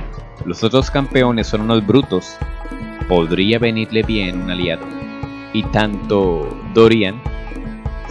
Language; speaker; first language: Spanish; native; Spanish